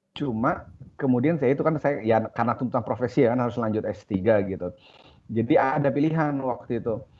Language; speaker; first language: Indonesian; native; Indonesian